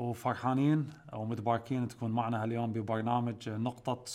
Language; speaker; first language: Arabic; native; Arabic